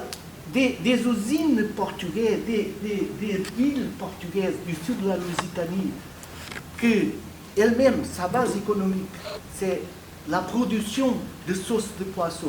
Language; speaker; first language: French; non-native, fluent; Portuguese